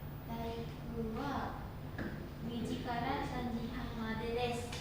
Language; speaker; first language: Japanese; non-native, learner; Indonesian